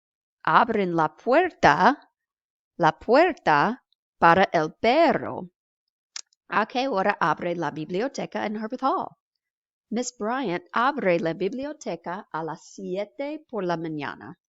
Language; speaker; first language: Spanish; non-native, fluent; English